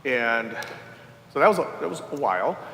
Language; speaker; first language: English; native; English